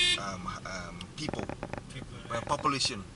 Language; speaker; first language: English; non-native, learner; Vietnamese